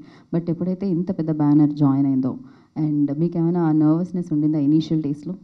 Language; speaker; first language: Telugu; native; Telugu